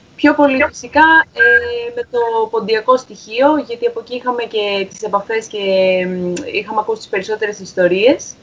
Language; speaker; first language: Greek; native; Greek